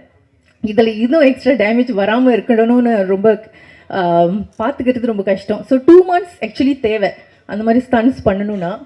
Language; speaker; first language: Tamil; native; Tamil